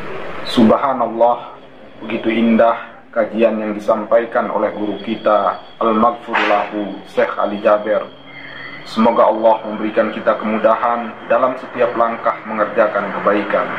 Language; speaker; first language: Indonesian; native; Indonesian